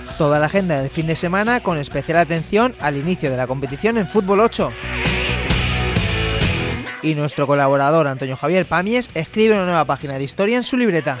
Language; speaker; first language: Spanish; native; Spanish